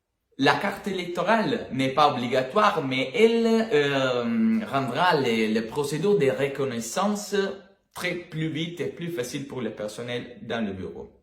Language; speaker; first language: French; non-native, learner; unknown